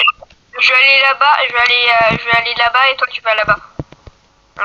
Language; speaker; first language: French; native; French